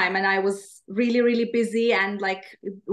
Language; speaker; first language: English; non-native, fluent; Turkish